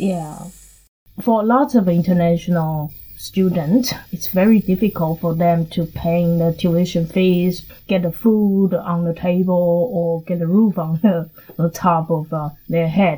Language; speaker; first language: English; non-native, fluent; Chinese